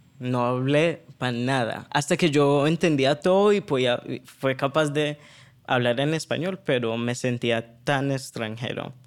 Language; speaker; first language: Spanish; early bilingual, heritage; Spanish